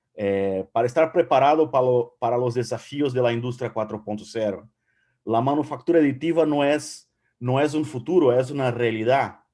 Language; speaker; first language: Spanish; non-native, fluent; Portuguese